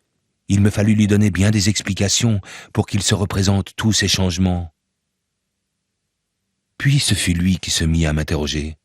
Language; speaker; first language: French; native; French